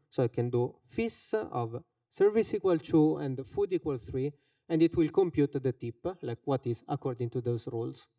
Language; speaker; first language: English; non-native, fluent; Finnish